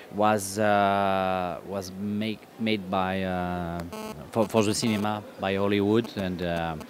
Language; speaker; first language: English; non-native, learner; French